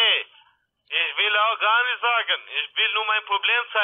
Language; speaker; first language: German; non-native, learner; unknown